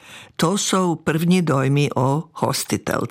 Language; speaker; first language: Czech; native; Czech